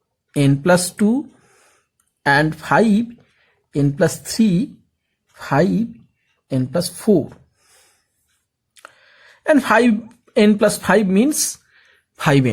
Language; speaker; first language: English; non-native, local second language; Bangla